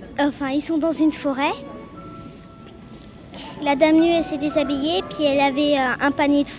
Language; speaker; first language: French; native; French